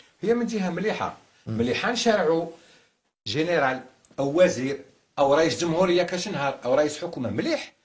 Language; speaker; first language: Arabic; native; Arabic